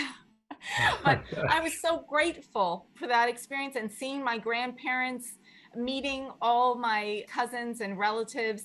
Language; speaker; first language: English; native; English